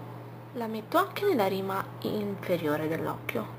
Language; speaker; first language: Italian; native; Italian